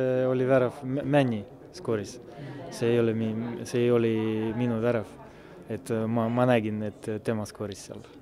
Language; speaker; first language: Estonian; non-native, local second language; Russian